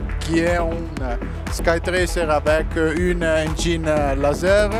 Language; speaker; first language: French; non-native, learner; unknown